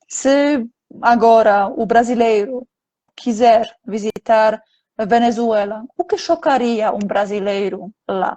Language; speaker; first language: Portuguese; non-native, fluent; Polish